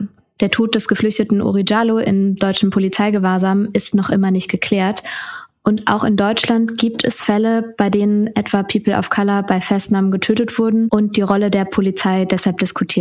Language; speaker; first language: German; native; German